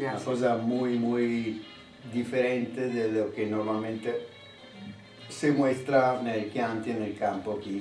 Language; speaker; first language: Spanish; non-native, fluent; Italian